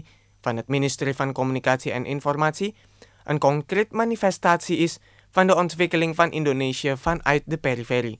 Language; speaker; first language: Dutch; non-native, fluent; Indonesian